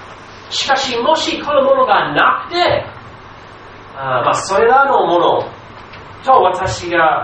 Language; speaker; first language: Japanese; non-native, fluent; English